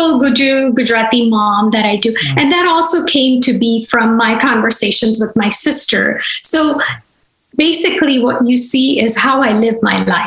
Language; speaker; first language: English; non-native, local second language; Gujarati